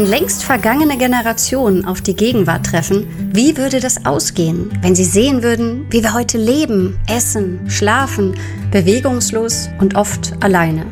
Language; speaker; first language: German; native; German